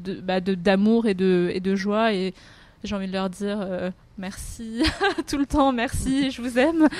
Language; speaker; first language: French; native; French